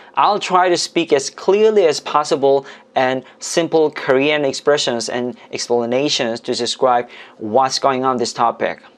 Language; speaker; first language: English; non-native, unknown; Korean